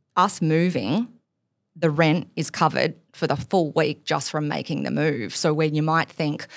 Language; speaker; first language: English; native; English